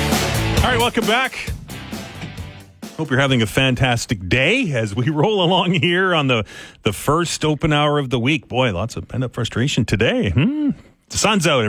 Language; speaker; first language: English; native; English